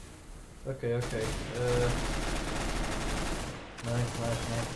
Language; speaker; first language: English; non-native, learner; Portuguese